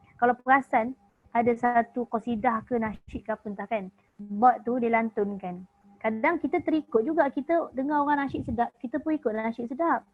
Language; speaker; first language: Malay; native; Malay